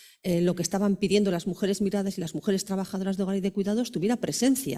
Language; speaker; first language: Spanish; native; Spanish